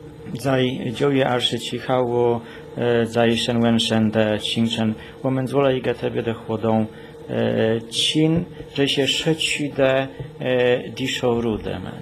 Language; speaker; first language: Chinese; non-native, learner; Polish